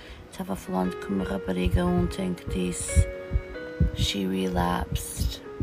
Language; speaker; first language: Portuguese; early bilingual, heritage; Portuguese